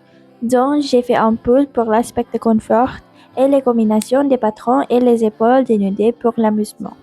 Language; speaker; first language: French; non-native, learner; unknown